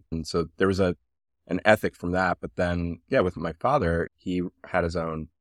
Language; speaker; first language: English; native; English